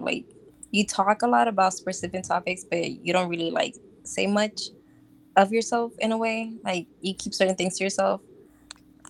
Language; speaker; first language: English; native; English